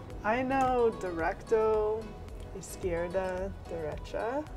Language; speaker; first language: Spanish; non-native, learner; English